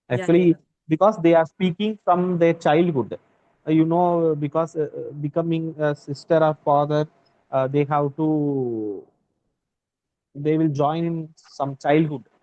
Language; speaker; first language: English; non-native, learner; Tamil